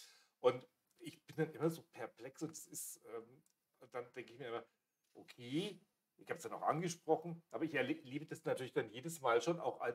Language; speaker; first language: German; native; German